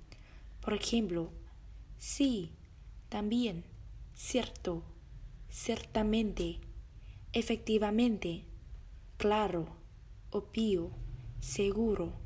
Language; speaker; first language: Spanish; non-native, learner; Vietnamese